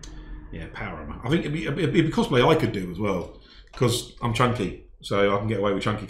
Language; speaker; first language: English; native; English